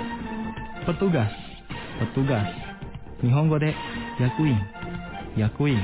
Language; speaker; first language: Japanese; non-native, fluent; Indonesian